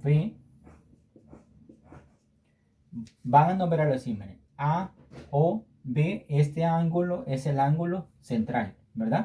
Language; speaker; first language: Spanish; native; Spanish